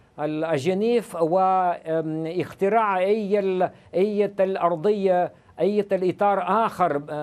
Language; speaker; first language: Arabic; non-native, fluent; Russian